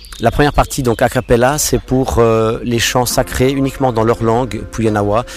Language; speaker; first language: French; non-native, local second language; English